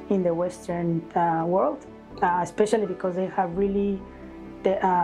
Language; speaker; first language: English; non-native, fluent; Spanish